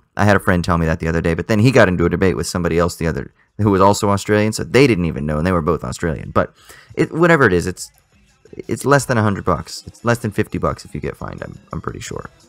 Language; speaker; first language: English; native; English